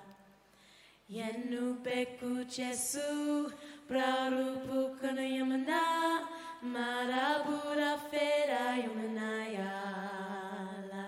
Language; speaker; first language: English; non-native, local second language; Cebuano